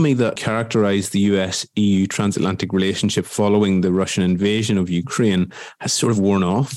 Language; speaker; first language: English; native; English